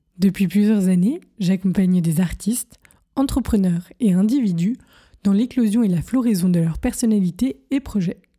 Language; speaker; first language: French; native; French